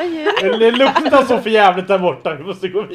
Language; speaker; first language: Swedish; native; Swedish